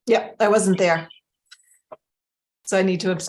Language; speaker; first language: English; native; English